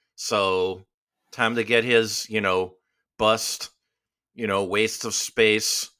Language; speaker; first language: English; native; English